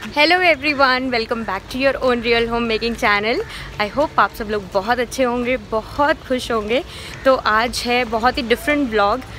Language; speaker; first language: Hindi; native; Hindi